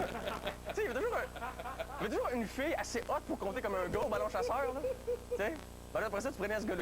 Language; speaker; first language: French; native; French